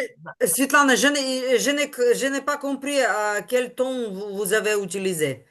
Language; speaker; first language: French; non-native, learner; Ukrainian